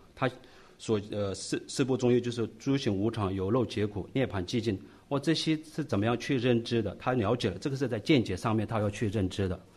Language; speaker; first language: Chinese; non-native, local second language; Tibetan